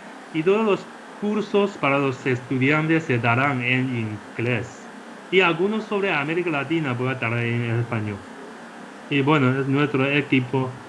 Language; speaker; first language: Spanish; non-native, fluent; Chinese